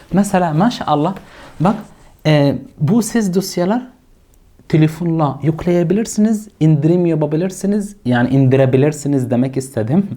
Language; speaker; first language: Turkish; non-native, fluent; Arabic